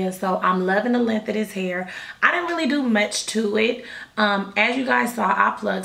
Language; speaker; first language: English; native; English